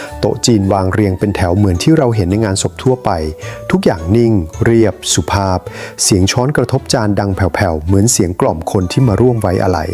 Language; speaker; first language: Thai; native; Thai